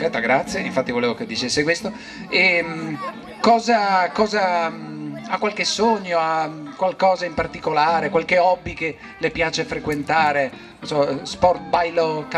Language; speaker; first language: Italian; native; Italian